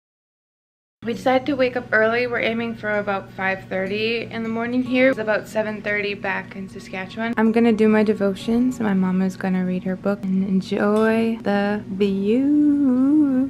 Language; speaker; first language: English; native; English